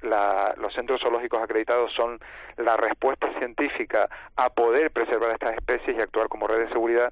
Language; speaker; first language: Spanish; native; Spanish